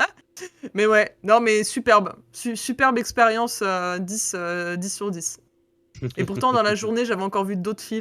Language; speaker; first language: French; native; French